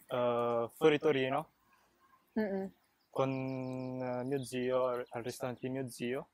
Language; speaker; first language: Italian; early bilingual, other home language; Filipino